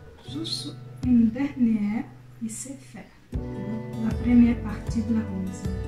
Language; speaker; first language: French; non-native, fluent; Portuguese